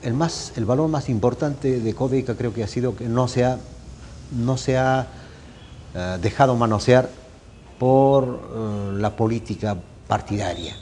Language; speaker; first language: Spanish; native; Spanish